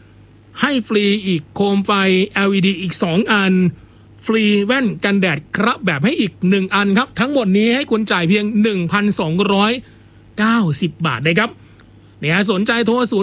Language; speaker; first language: Thai; non-native, local second language; Northeastern Thai